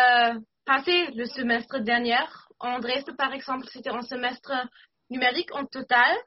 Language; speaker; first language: French; non-native, fluent; German